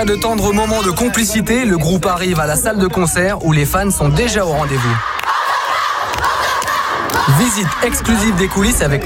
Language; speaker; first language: French; native; French